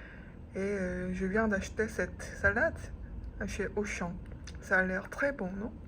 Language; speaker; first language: French; non-native, fluent; Korean